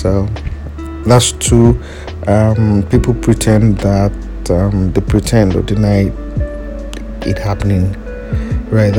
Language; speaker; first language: English; non-native, local second language; Yoruba